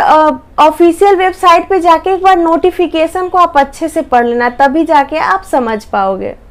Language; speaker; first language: Hindi; native; Hindi